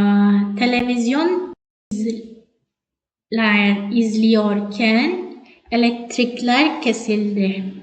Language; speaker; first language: Turkish; non-native, fluent; Indonesian